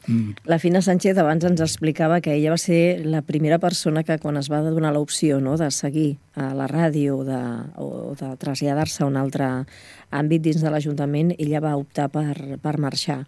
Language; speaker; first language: Catalan; native; Catalan